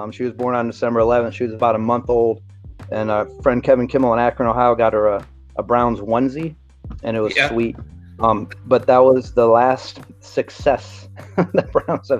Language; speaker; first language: English; native; English